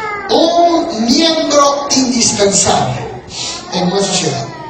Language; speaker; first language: Spanish; native; Spanish